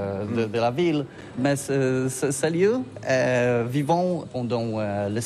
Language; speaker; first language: French; non-native, learner; Polish